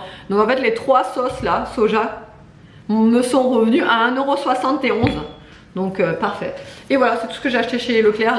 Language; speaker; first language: French; native; French